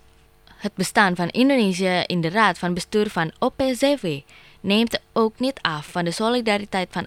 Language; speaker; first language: Dutch; non-native, fluent; Indonesian